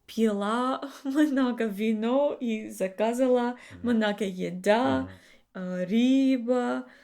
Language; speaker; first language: Russian; non-native, learner; English